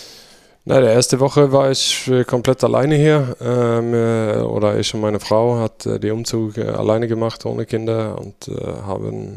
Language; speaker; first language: German; non-native, fluent; Swedish